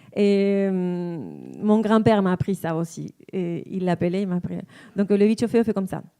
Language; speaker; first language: French; non-native, fluent; Spanish